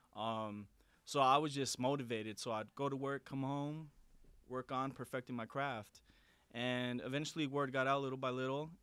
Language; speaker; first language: English; native; English